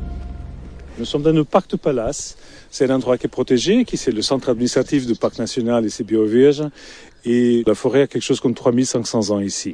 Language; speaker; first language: French; non-native, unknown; Portuguese